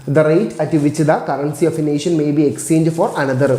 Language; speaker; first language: English; non-native, local second language; Malayalam